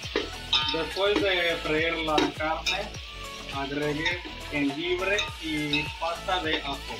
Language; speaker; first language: Spanish; non-native, learner; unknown